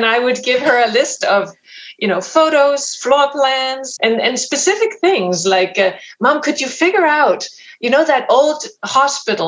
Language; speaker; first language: English; non-native, fluent; Danish